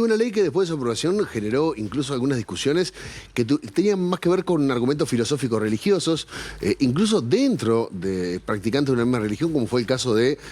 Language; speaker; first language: Spanish; native; Spanish